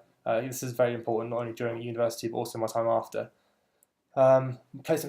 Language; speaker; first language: English; native; English